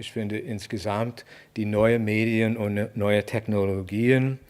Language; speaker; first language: German; non-native, fluent; English